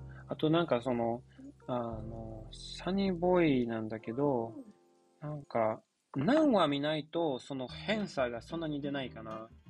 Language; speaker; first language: Japanese; non-native, fluent; Polish